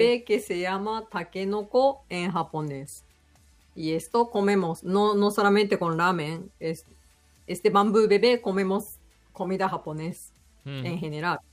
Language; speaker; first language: Spanish; non-native, learner; Japanese